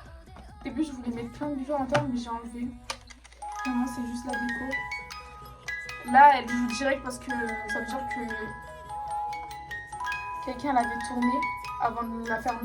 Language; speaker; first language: French; native; French